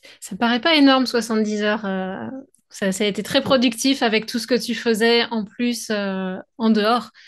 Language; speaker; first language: French; native; French